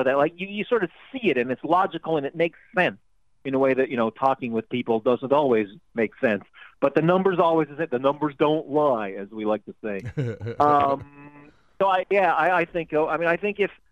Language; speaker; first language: English; native; English